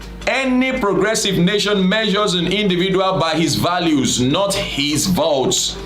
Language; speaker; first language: English; non-native, local second language; Yoruba